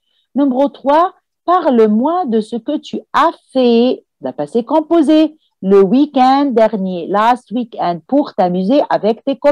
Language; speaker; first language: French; non-native, fluent; Arabic